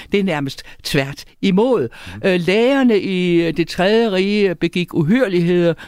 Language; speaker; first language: Danish; native; Danish